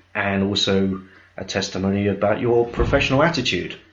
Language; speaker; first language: English; native; English